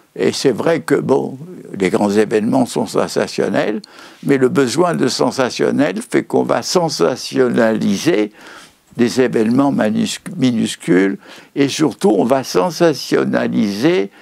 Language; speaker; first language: French; native; French